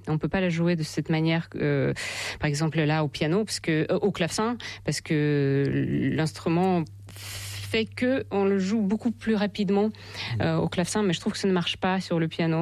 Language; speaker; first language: French; non-native, fluent; Russian